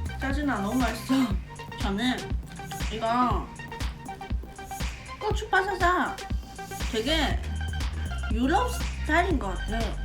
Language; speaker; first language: Korean; non-native, learner; Chinese